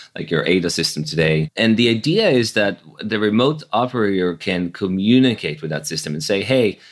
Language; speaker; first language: English; non-native, fluent; Hebrew